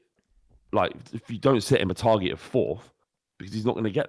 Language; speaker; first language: English; native; English